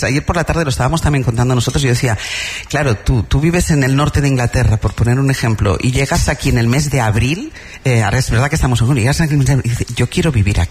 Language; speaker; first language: Spanish; native; Spanish